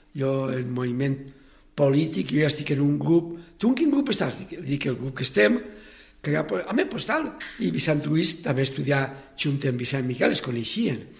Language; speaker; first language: Catalan; native; Catalan